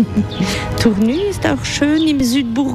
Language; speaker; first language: German; non-native, fluent; French